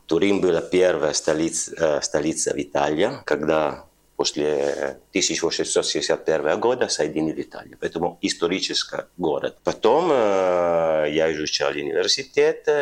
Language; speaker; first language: Russian; non-native, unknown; Italian